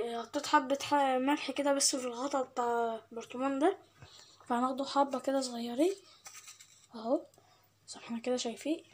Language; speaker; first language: Arabic; native; Arabic